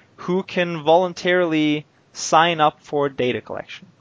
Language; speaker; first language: English; non-native, fluent; Norwegian